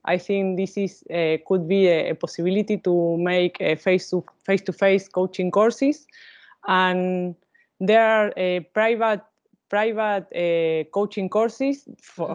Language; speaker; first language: English; non-native, learner; Spanish